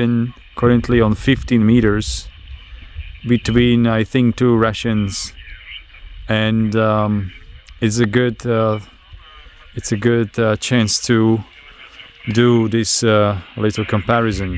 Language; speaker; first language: English; non-native, fluent; Slovak